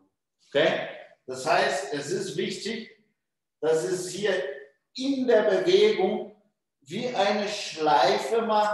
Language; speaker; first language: German; non-native, fluent; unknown